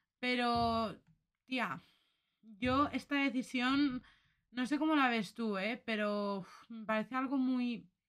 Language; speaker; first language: Spanish; native; Spanish